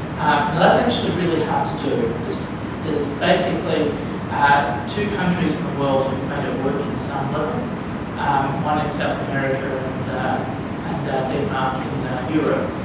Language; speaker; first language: English; native; English